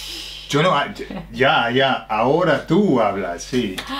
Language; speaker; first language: Spanish; non-native, fluent; English